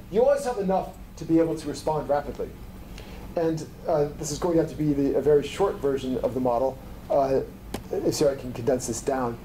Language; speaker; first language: English; native; English